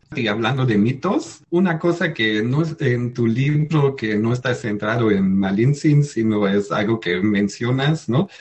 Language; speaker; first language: Spanish; native; Spanish